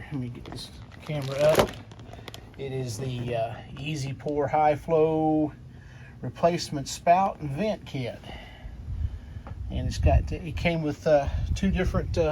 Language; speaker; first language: English; native; English